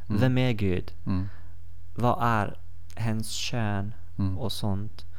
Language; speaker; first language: Swedish; non-native, fluent; Persian